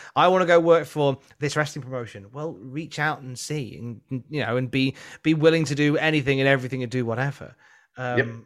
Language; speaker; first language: English; native; English